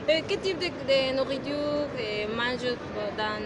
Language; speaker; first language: French; non-native, learner; Spanish